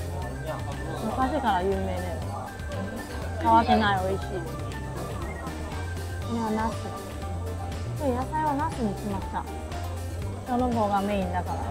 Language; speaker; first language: Japanese; non-native, fluent; Chinese